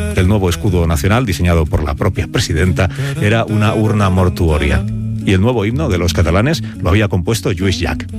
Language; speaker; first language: Spanish; native; Spanish